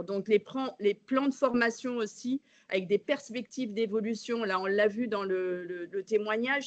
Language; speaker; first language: French; native; French